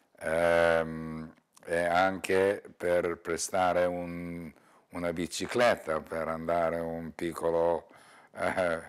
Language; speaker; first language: Italian; non-native, learner; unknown